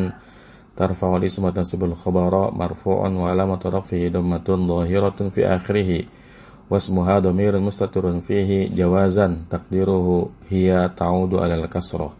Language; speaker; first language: Arabic; non-native, fluent; Indonesian